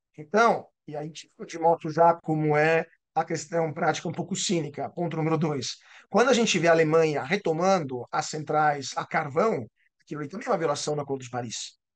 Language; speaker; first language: Portuguese; non-native, fluent; Italian